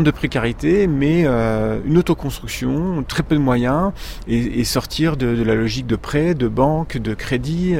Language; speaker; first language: French; native; French